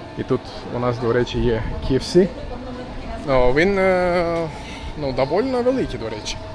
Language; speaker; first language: Ukrainian; non-native, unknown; Turkish